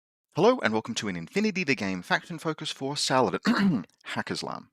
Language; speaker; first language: English; native; English